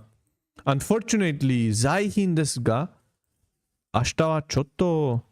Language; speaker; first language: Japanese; non-native, learner; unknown